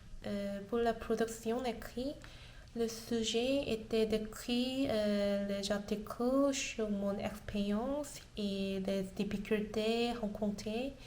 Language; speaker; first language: French; non-native, learner; Korean